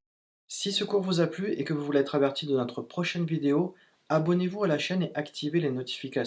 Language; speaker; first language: French; native; French